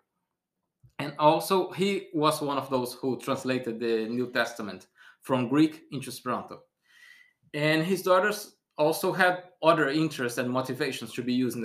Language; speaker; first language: English; non-native, fluent; Portuguese